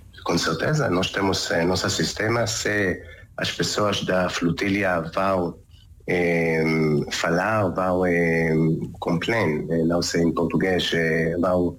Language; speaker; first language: Portuguese; non-native, learner; Hebrew